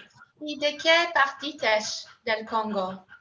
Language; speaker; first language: Spanish; non-native, learner; English